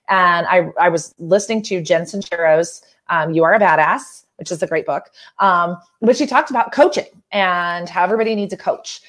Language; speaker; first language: English; native; English